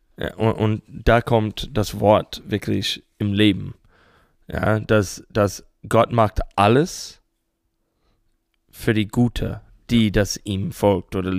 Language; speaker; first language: German; non-native, fluent; English